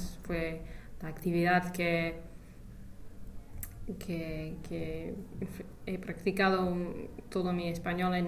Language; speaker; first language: Spanish; non-native, fluent; English